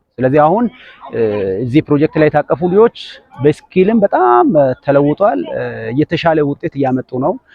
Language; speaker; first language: Amharic; non-native, local second language; Wolaytta